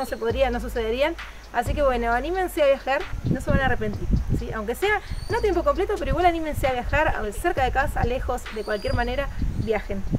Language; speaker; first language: Spanish; native; Spanish